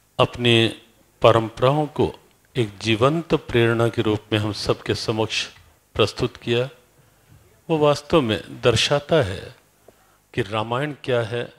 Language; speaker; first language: Hindi; native; Hindi